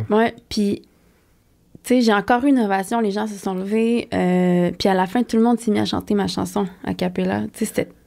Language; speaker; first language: French; native; French